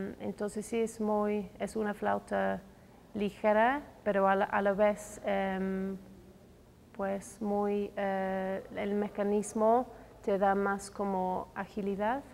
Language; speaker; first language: Spanish; non-native, fluent; English